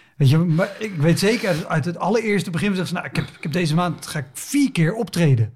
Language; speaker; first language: Dutch; native; Dutch